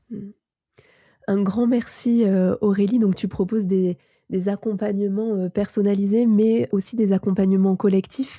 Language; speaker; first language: French; native; French